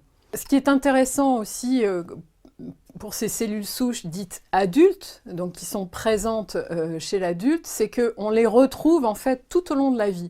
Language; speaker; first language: French; native; French